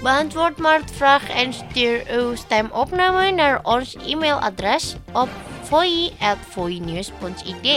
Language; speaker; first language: Dutch; non-native, learner; Indonesian